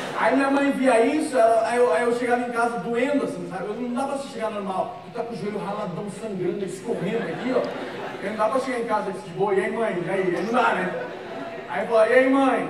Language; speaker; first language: Portuguese; native; Portuguese